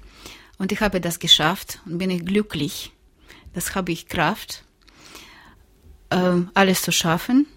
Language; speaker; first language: German; non-native, learner; Russian